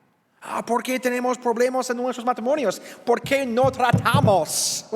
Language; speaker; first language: Spanish; non-native, learner; English